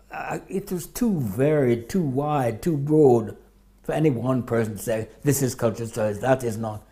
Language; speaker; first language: English; native; English